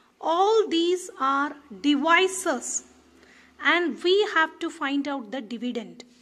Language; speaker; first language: English; non-native, local second language; Tamil